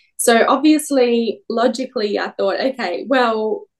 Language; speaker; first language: English; native; English